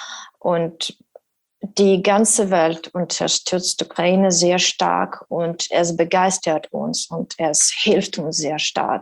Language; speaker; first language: German; non-native, learner; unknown